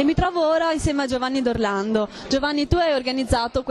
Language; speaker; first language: Italian; native; Italian